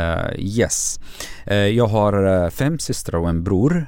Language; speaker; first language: Swedish; non-native, fluent; Arabic